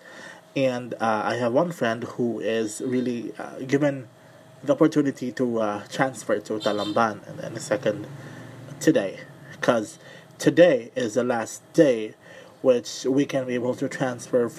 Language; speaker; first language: English; non-native, local second language; Cebuano